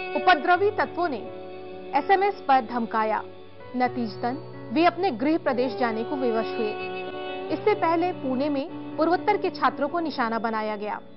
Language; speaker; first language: Hindi; native; Hindi